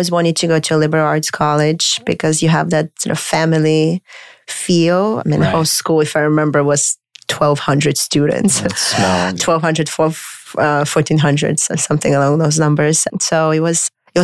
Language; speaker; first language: English; non-native, fluent; Romanian